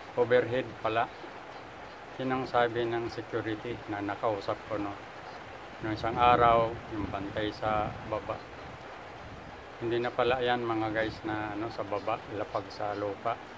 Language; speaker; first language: Filipino; native; Filipino